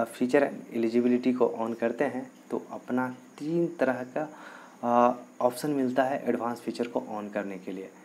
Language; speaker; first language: Hindi; native; Hindi